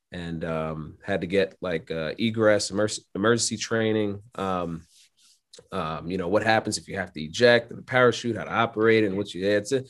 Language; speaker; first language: English; native; English